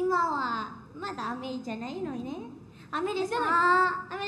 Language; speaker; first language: Japanese; non-native, learner; Indonesian